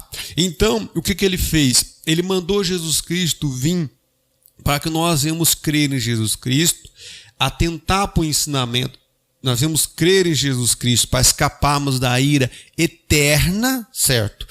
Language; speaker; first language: Portuguese; native; Portuguese